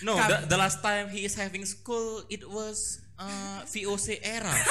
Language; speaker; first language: English; non-native, learner; Indonesian